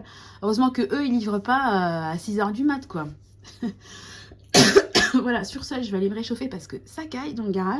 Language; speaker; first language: French; native; French